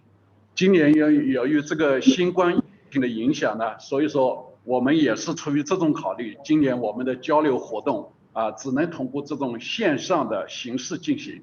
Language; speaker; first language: Chinese; native; Chinese